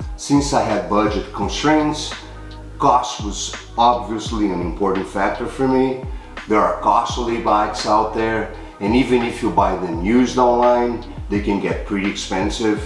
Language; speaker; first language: English; non-native, fluent; Portuguese